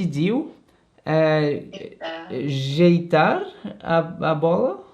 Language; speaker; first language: Portuguese; non-native, learner; Spanish